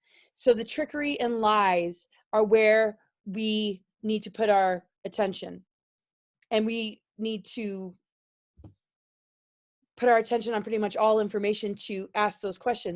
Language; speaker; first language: English; native; English